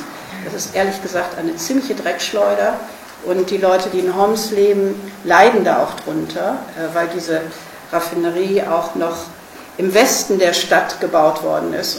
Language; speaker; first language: German; native; German